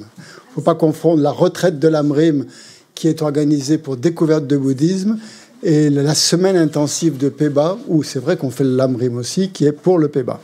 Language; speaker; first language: French; native; French